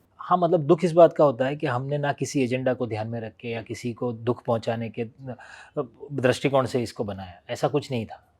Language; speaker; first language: Hindi; non-native, local second language; Gujarati